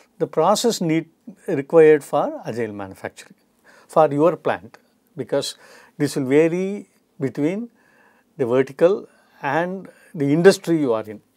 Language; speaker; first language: English; non-native, local second language; Tamil